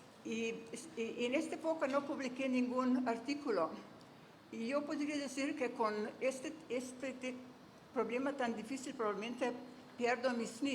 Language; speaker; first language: Spanish; non-native, fluent; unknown